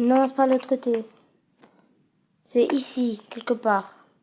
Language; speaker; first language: French; native; French